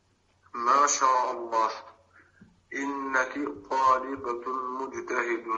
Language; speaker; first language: Arabic; non-native, learner; French